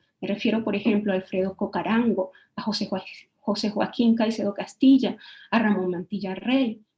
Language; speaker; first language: Spanish; native; Spanish